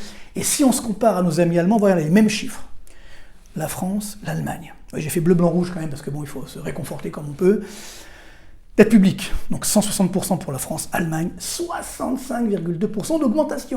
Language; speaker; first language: French; native; French